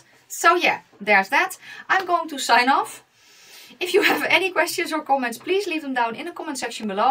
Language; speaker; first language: English; non-native, fluent; Dutch